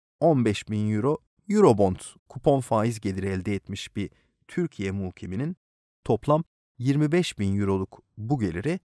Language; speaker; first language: Turkish; native; Turkish